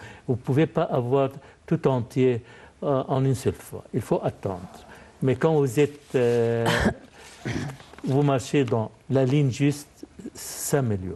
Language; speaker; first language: French; non-native, fluent; Arabic